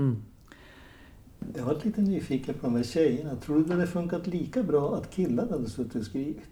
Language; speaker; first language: Swedish; native; Swedish